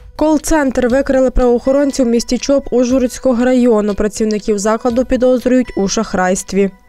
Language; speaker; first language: Ukrainian; native; Ukrainian